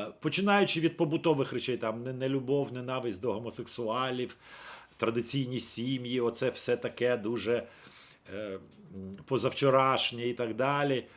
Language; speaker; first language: Ukrainian; native; Ukrainian